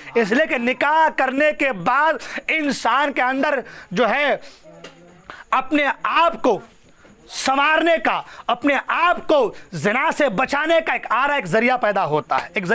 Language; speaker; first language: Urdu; non-native, local second language; Assamese